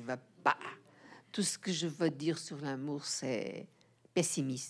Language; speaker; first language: French; non-native, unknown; Portuguese